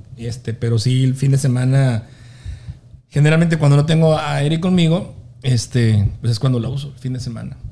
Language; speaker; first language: Spanish; native; Spanish